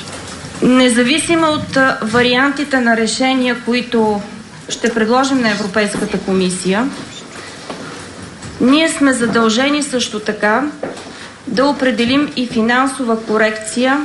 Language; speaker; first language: Bulgarian; native; Bulgarian